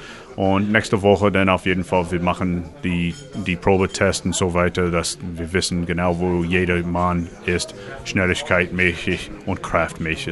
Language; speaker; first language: German; non-native, learner; English